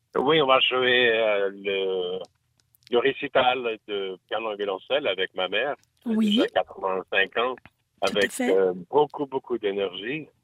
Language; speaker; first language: French; non-native, fluent; English